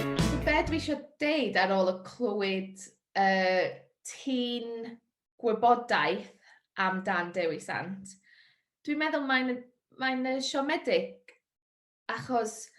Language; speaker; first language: Welsh; non-native, local second language; English